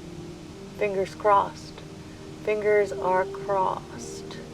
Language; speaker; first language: English; native; English